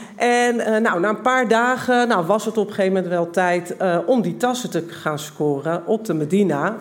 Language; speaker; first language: Dutch; native; Dutch